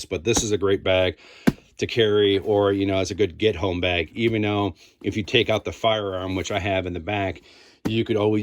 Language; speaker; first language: English; native; English